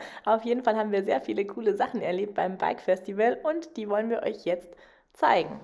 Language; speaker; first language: German; native; German